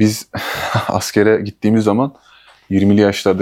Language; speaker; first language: Turkish; native; Turkish